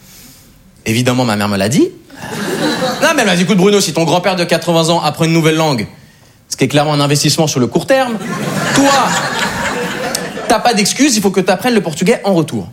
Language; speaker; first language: French; native; French